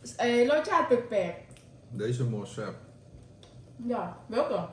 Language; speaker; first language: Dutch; non-native, learner; Thai